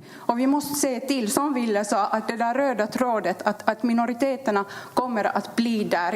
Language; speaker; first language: Swedish; non-native, fluent; Kurdish